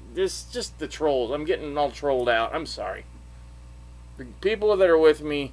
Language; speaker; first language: English; native; English